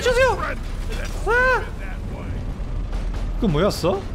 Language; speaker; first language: Korean; non-native, learner; German